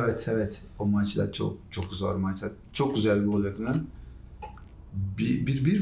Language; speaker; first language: Turkish; non-native, learner; Portuguese